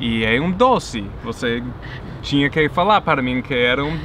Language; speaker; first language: Portuguese; non-native, fluent; English